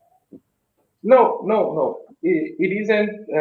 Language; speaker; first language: English; non-native, learner; Portuguese